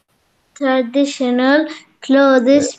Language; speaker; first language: English; non-native, learner; Arabic